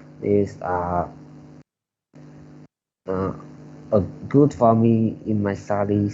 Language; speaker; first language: English; non-native, learner; Vietnamese